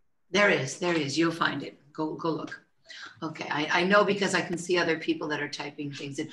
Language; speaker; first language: English; native; English